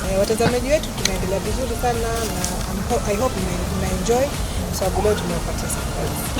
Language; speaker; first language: Swahili; non-native, local second language; Luo (Kenya and Tanzania)